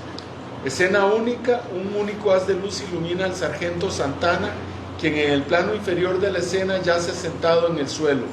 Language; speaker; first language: Spanish; native; Spanish